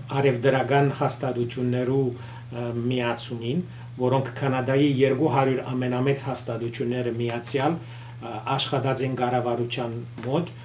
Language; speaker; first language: Armenian; early bilingual, heritage; Armenian